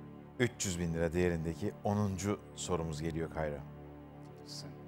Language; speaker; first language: Turkish; native; Turkish